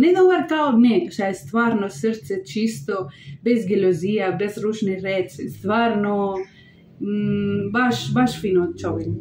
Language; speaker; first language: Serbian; non-native, learner; Spanish